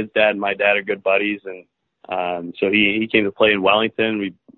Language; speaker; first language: English; native; English